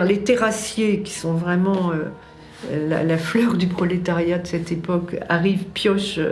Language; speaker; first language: French; native; French